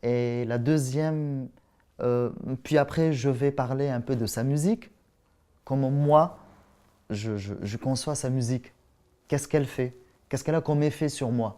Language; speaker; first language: French; non-native, local second language; Arabic